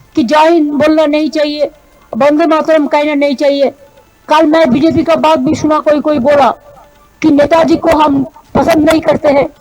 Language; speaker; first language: Hindi; non-native, local second language; Bangla